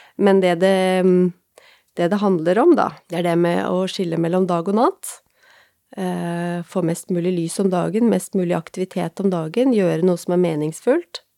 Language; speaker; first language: Norwegian; native; Norwegian